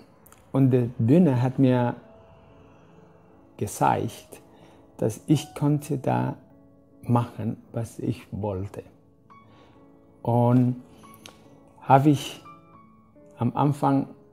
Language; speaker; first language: German; non-native, fluent; Spanish